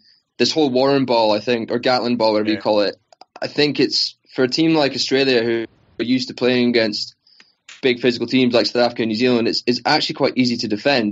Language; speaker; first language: English; native; English